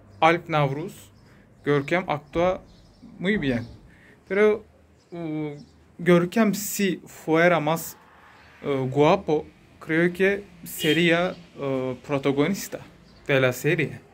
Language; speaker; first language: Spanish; non-native, learner; Turkish